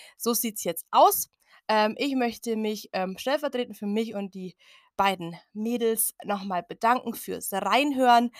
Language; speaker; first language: German; native; German